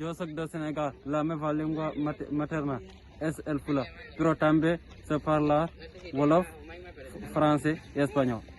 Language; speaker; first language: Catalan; non-native, learner; Fula